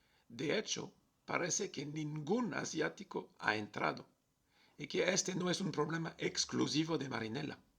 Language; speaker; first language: Spanish; non-native, fluent; French